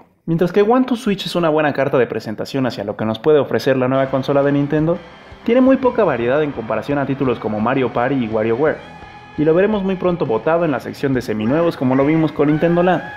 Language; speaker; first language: Spanish; native; Spanish